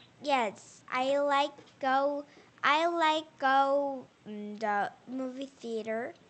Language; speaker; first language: English; non-native, learner; Korean